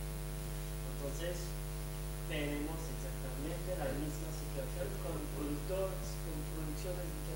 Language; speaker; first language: Spanish; non-native, fluent; French